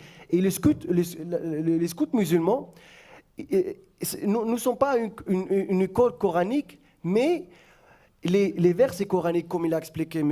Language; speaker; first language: French; non-native, fluent; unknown